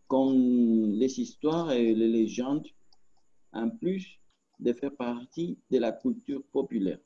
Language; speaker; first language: French; non-native, learner; Spanish